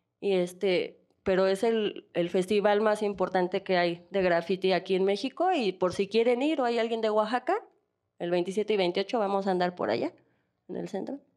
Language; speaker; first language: Spanish; native; Spanish